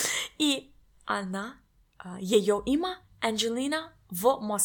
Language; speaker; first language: Russian; non-native, learner; English